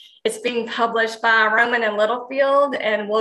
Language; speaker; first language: English; native; English